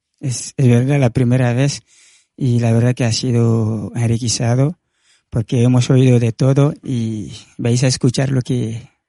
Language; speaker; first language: Spanish; non-native, fluent; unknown